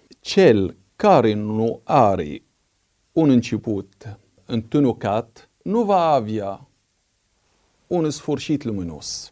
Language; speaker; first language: Romanian; non-native, fluent; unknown